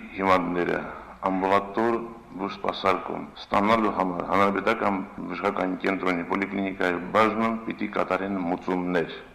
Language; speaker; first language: Armenian; native; Armenian